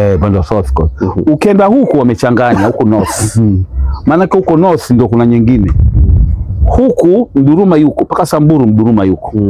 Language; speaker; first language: Swahili; non-native, local second language; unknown